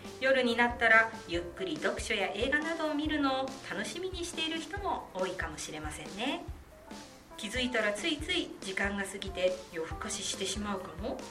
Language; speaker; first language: Japanese; native; Japanese